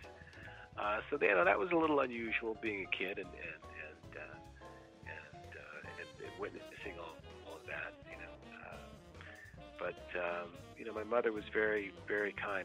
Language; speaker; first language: English; native; English